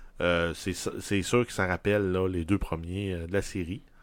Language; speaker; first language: French; native; French